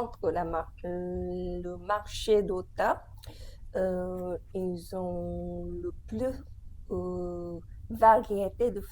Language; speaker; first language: French; non-native, fluent; Japanese